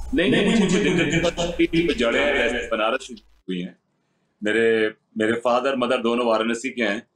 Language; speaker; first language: Hindi; native; Hindi